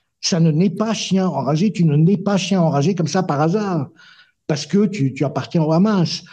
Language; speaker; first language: French; non-native, local second language; Arabic